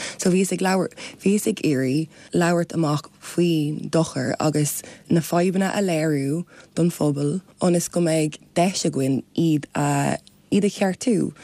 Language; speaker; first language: Irish; non-native, local second language; English